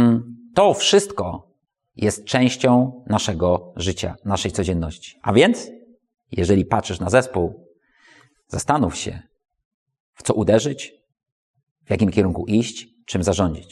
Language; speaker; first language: Polish; native; Polish